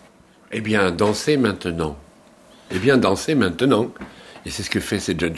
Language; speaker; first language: French; native; French